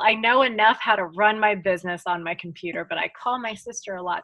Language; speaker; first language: English; early bilingual, other home language; Filipino